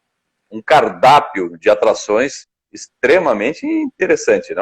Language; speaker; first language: Portuguese; native; Portuguese